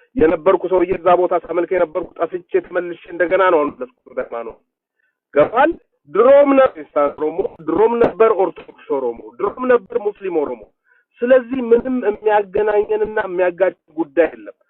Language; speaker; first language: Amharic; native; Amharic